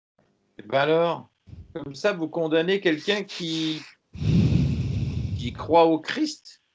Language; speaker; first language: French; native; French